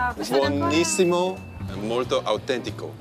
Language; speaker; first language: Italian; non-native, learner; Korean